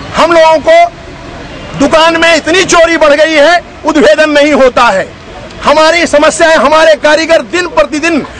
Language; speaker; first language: Hindi; native; Hindi